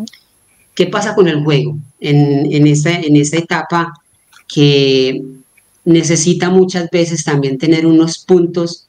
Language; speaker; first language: Spanish; native; Spanish